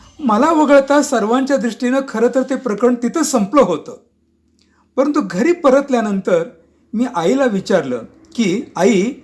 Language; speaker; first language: Marathi; non-native, local second language; Kannada